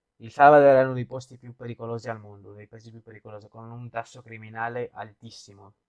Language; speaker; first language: Italian; non-native, fluent; Spanish